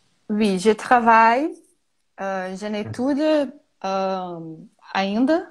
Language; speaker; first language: French; non-native, learner; Portuguese